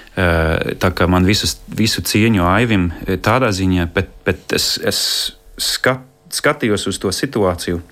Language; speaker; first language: Latvian; non-native, fluent; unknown